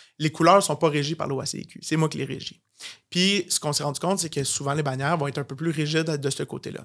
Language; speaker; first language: French; native; French